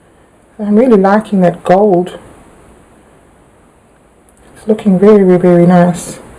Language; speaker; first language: English; native; English